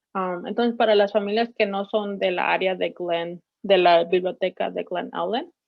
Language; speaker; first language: Spanish; early bilingual, heritage; Spanish